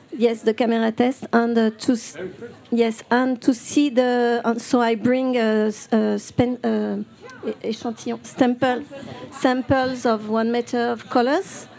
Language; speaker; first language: English; non-native, learner; French